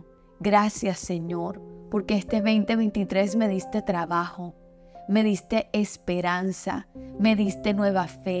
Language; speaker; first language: Spanish; native; Spanish